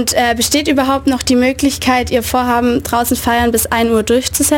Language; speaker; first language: German; native; German